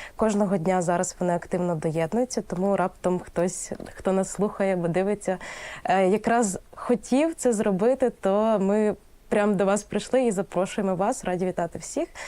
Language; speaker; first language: Ukrainian; native; Ukrainian